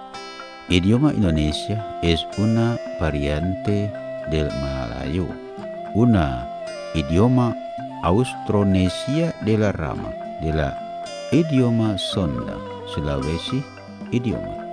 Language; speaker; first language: Spanish; non-native, learner; Indonesian